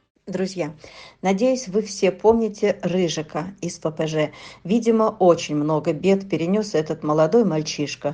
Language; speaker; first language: Russian; native; Russian